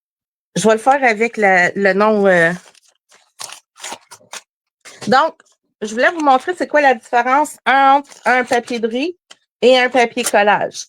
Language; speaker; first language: French; native; French